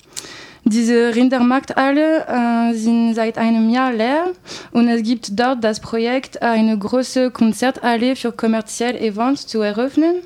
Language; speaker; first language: German; non-native, learner; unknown